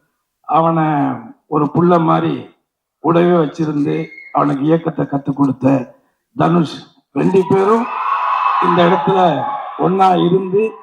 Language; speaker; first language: Tamil; native; Tamil